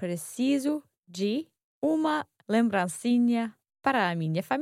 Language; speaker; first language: Portuguese; non-native, learner; English